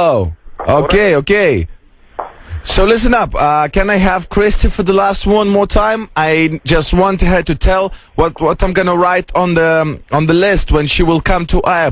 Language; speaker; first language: English; non-native, fluent; Lithuanian